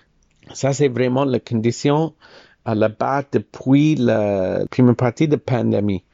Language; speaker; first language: French; non-native, learner; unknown